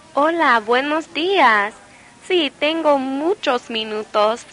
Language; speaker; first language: Spanish; non-native, learner; English